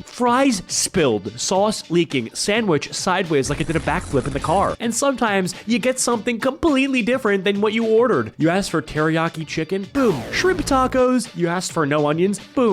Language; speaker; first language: English; native; English